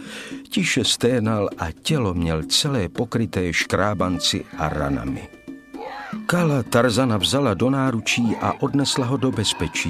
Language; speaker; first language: Czech; native; Czech